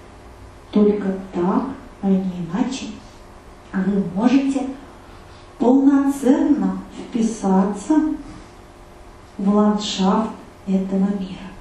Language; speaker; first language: Russian; native; Russian